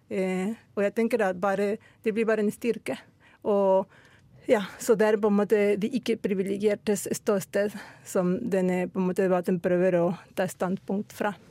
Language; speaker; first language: Norwegian; non-native, fluent; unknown